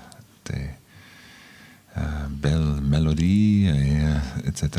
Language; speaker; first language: French; non-native, learner; English